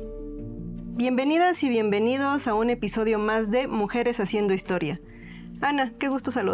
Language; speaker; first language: Spanish; native; Spanish